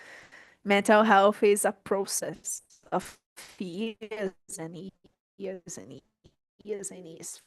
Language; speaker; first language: English; non-native, learner; Portuguese